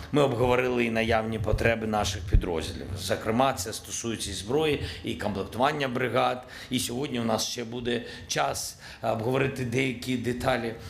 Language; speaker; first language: Ukrainian; native; Ukrainian